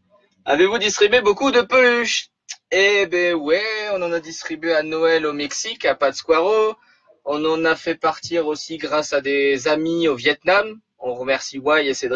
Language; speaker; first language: French; native; French